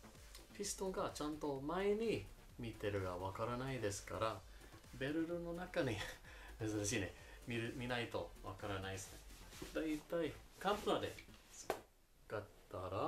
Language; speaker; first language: Japanese; non-native, learner; English